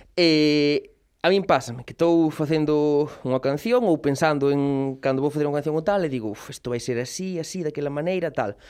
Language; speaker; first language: Galician; non-native, local second language; Spanish